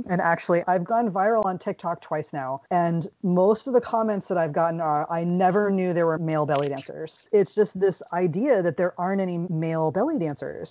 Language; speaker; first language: English; native; English